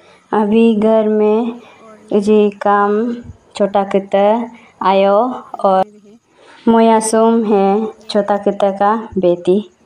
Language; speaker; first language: Hindi; non-native, local second language; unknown